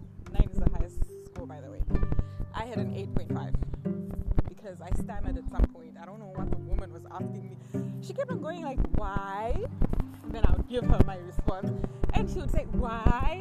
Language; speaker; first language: English; non-native, local second language; Shona